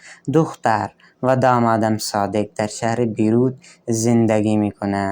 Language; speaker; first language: Persian; non-native, fluent; Urdu